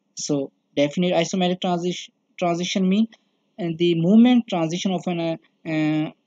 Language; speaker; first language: English; non-native, local second language; Urdu